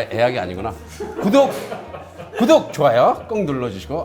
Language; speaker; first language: Korean; native; Korean